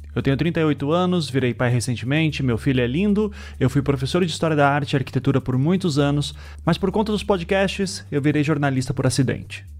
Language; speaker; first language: Portuguese; native; Portuguese